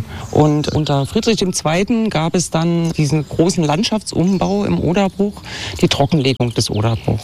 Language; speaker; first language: German; native; German